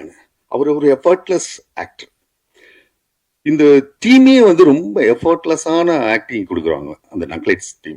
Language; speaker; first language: Tamil; native; Tamil